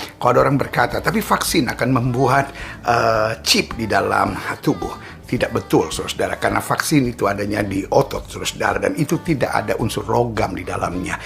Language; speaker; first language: Indonesian; native; Indonesian